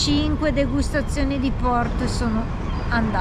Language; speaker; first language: Italian; native; Italian